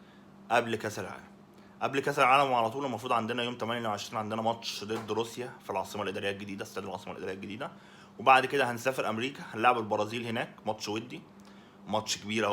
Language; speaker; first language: Arabic; native; Arabic